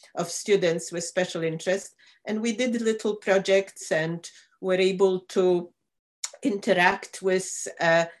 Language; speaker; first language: English; non-native, fluent; Polish